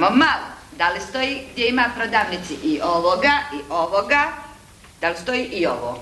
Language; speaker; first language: Serbian; native; Serbian